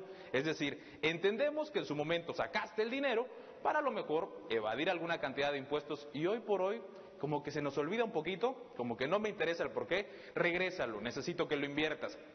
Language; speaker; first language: Spanish; native; Spanish